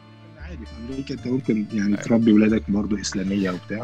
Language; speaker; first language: Arabic; native; Arabic